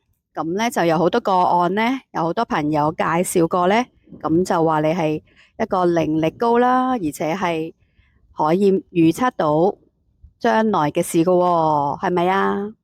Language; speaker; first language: Cantonese; native; Cantonese